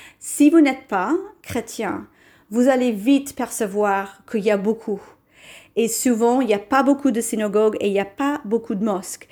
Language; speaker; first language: French; non-native, fluent; English